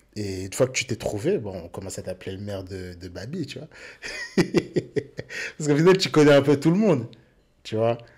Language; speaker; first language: French; early bilingual, other home language; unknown